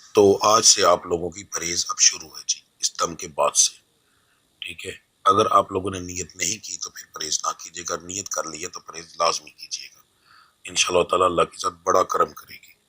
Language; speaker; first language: Urdu; non-native, local second language; Punjabi